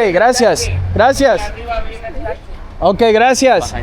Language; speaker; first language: Spanish; early bilingual, heritage; English